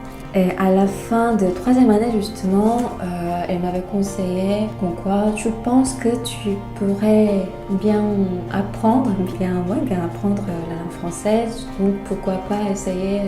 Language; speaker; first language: French; non-native, fluent; Korean